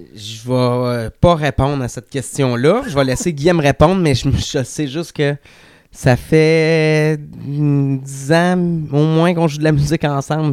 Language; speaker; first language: French; native; French